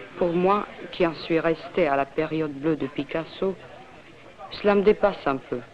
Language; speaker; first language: French; non-native, fluent; Serbian